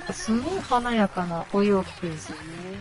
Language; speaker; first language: Japanese; native; Japanese